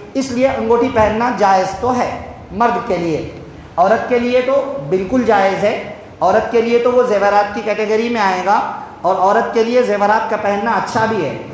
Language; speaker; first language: Urdu; native; Urdu